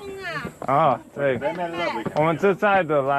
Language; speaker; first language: Chinese; non-native, learner; English